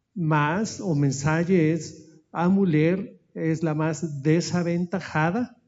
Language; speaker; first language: Portuguese; non-native, learner; Spanish